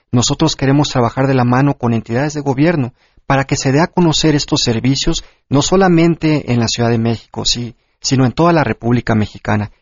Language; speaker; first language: Spanish; early bilingual, heritage; Spanish